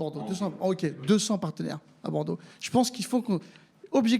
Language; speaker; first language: French; native; French